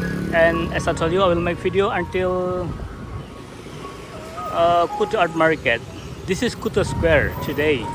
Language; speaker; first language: English; non-native, learner; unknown